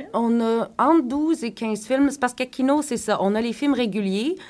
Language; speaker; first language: French; native; French